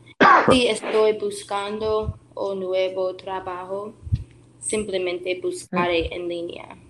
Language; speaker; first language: Spanish; non-native, learner; English